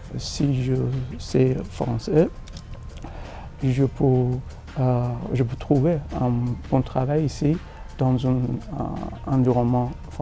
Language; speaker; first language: French; non-native, learner; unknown